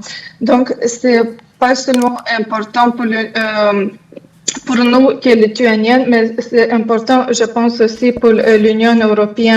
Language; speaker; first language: French; non-native, fluent; Lithuanian